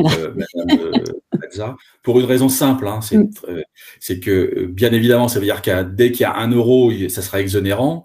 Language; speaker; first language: French; native; French